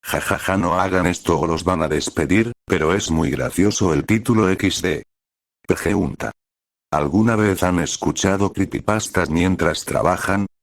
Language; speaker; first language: Spanish; native; Spanish